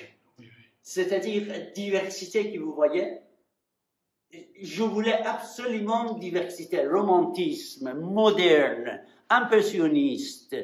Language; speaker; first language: French; non-native, fluent; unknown